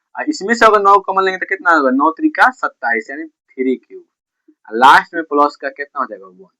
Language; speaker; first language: Hindi; native; Hindi